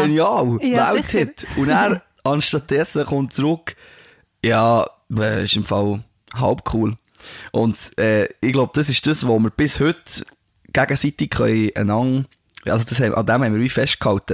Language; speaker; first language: German; native; German